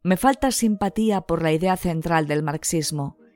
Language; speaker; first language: Spanish; non-native, local second language; Basque